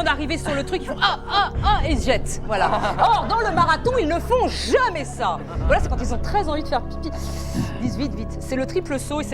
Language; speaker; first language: French; native; French